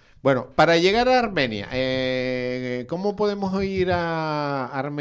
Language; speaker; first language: Spanish; native; Spanish